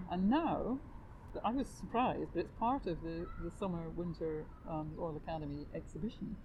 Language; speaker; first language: English; native; English